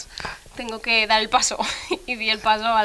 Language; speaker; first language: Spanish; native; Spanish